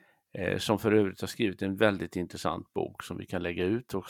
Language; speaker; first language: Swedish; native; Swedish